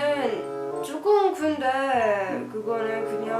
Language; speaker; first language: Korean; non-native, learner; Finnish